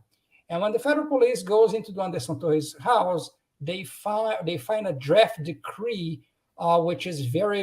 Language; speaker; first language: English; non-native, fluent; Portuguese